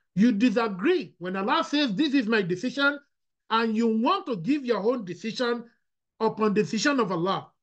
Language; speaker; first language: English; non-native, local second language; Yoruba